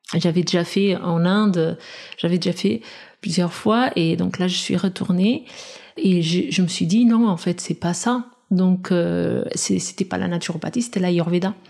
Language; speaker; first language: French; non-native, fluent; Portuguese